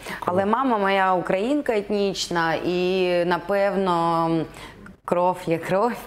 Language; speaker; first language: Ukrainian; non-native, local second language; Russian